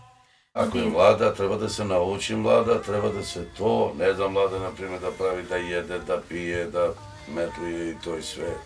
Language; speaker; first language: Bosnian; non-native, local second language; Romany